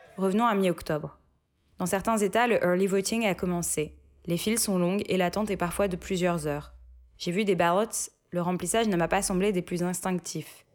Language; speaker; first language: French; native; French